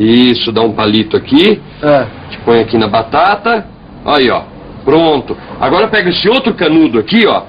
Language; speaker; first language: Portuguese; native; Portuguese